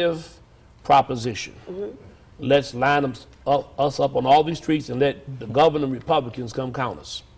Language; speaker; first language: English; native; English